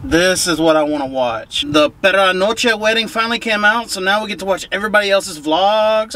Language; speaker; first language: English; early bilingual, other home language; Spanish